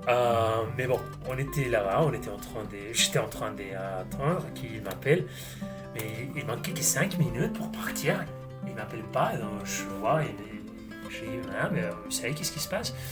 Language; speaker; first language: French; non-native, fluent; Spanish